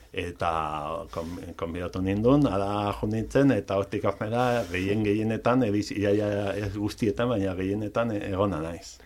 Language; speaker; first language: Basque; non-native, local second language; Spanish